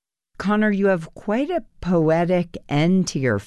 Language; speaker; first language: English; native; English